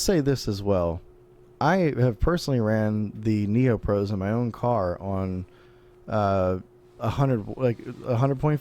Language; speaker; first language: English; native; English